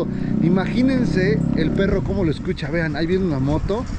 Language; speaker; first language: Spanish; native; Spanish